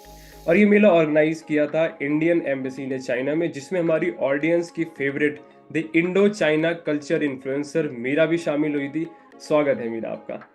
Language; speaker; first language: Hindi; native; Hindi